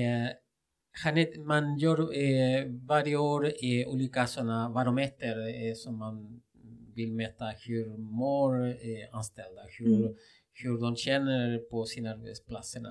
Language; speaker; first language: Swedish; non-native, fluent; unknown